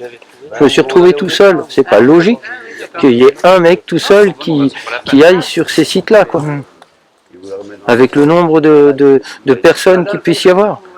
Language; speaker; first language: French; native; French